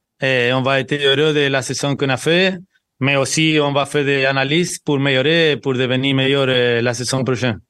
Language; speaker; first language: French; non-native, learner; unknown